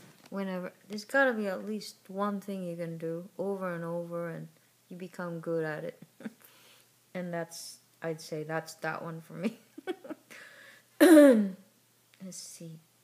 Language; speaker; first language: English; native; English